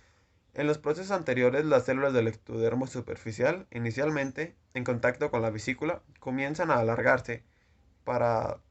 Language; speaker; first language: Spanish; native; Spanish